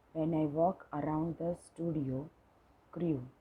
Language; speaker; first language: English; non-native, local second language; Gujarati